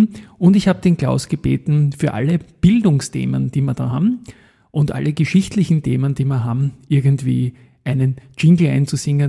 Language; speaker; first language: German; native; German